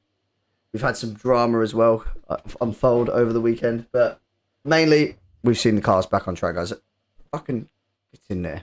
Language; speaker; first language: English; native; English